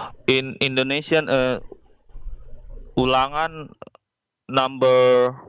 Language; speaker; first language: English; non-native, learner; Indonesian